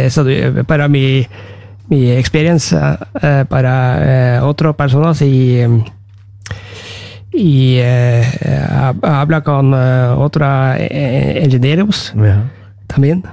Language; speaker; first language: Spanish; non-native, learner; Norwegian